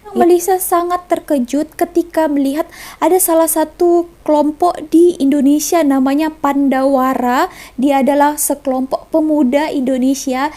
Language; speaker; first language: Indonesian; native; Indonesian